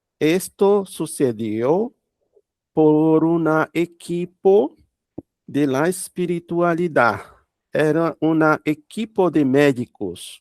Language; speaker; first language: Spanish; non-native, learner; Portuguese